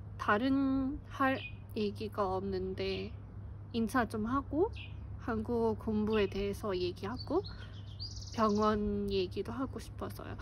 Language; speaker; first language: Korean; non-native, fluent; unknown